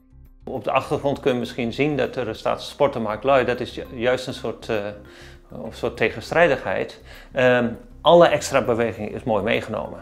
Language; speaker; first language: Dutch; native; Dutch